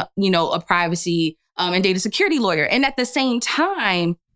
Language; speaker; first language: English; early bilingual, other home language; Yoruba